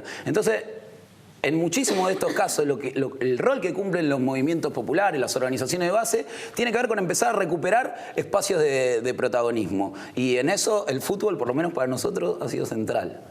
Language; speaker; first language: Spanish; native; Spanish